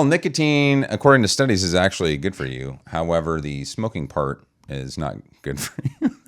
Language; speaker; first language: English; native; English